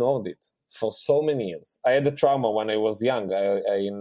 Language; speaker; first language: English; non-native, fluent; Hebrew